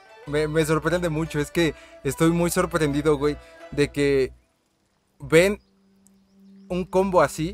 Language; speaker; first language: Spanish; native; Spanish